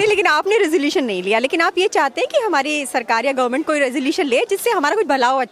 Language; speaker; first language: Hindi; native; Hindi